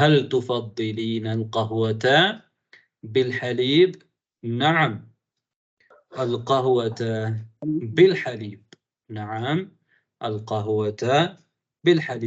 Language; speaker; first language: Arabic; non-native, fluent; Tamil